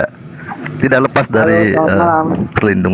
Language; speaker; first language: Indonesian; native; Indonesian